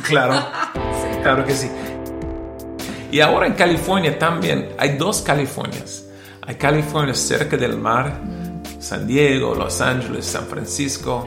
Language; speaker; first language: Spanish; non-native, learner; English